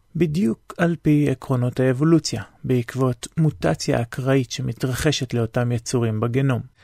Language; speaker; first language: Hebrew; native; Hebrew